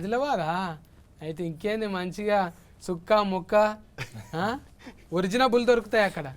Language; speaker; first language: Telugu; native; Telugu